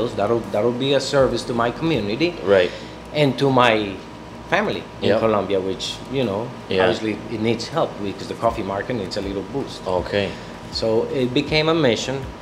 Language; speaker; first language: English; non-native, fluent; Spanish